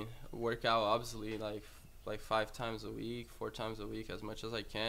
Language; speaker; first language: English; non-native, fluent; Portuguese